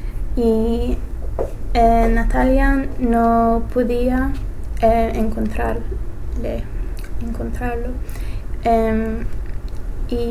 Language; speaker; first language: Spanish; non-native, learner; English